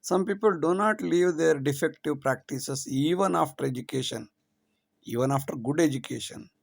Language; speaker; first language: English; non-native, local second language; Kannada